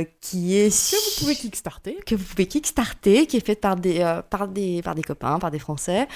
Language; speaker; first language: French; early bilingual, other home language; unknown